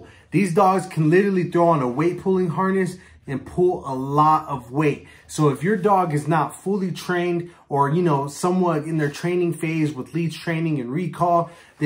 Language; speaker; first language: English; native; English